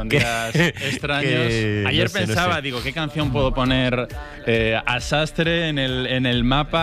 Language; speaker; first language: Spanish; native; Spanish